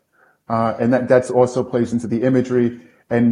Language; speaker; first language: English; native; English